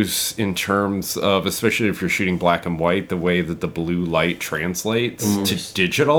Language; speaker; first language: English; native; English